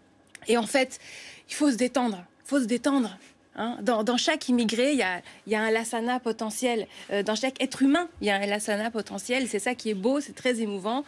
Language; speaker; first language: French; native; French